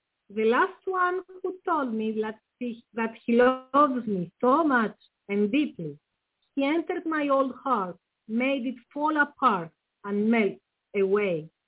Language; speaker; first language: English; non-native, fluent; Greek